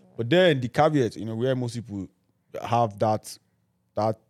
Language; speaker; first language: English; non-native, local second language; Yoruba